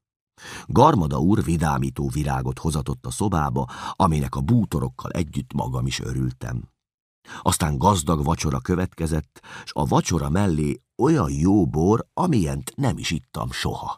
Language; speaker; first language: Hungarian; native; Hungarian